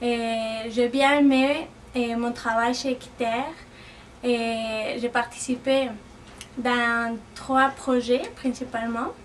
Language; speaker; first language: French; non-native, fluent; Spanish